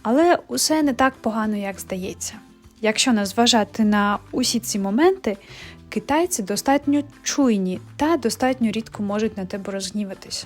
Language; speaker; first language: Ukrainian; native; Ukrainian